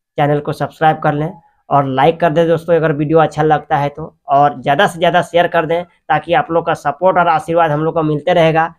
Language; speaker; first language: Hindi; native; Hindi